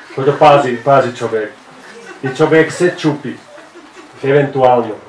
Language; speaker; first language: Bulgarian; non-native, fluent; Finnish